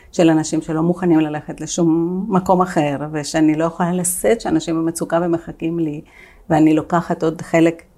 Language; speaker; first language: Hebrew; non-native, fluent; Spanish